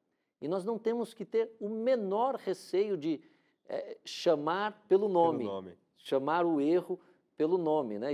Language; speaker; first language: Portuguese; native; Portuguese